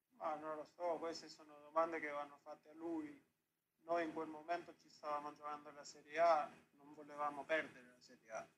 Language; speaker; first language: Italian; non-native, fluent; Spanish